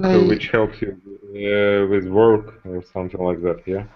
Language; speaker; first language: English; non-native, fluent; Russian